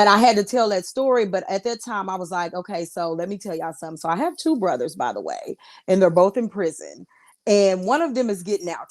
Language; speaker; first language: English; native; English